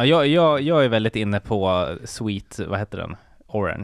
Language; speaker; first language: Swedish; native; Swedish